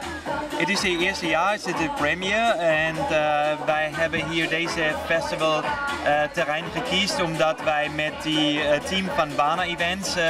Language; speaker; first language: Dutch; non-native, fluent; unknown